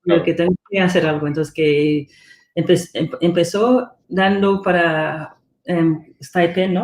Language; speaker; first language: Spanish; non-native, fluent; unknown